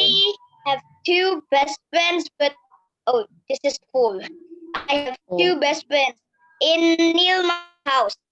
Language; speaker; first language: English; non-native, learner; Indonesian